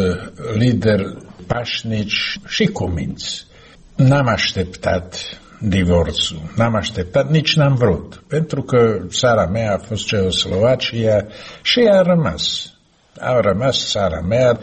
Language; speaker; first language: Romanian; non-native, fluent; Slovak